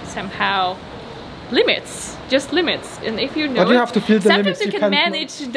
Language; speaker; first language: English; non-native, fluent; Polish